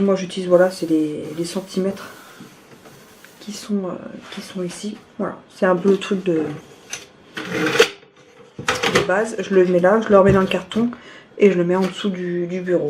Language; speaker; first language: French; native; French